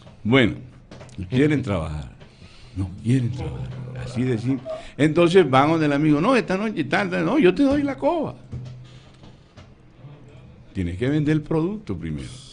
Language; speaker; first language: Spanish; native; Spanish